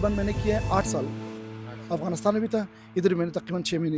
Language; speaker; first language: Hindi; non-native, fluent; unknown